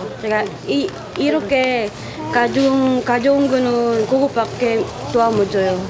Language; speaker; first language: Korean; non-native, learner; Filipino